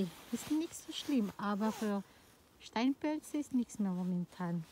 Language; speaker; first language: German; non-native, learner; Filipino